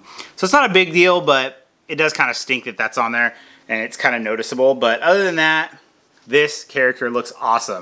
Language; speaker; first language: English; native; English